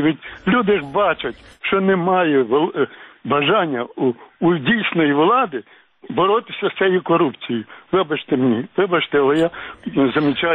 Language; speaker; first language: Ukrainian; native; Ukrainian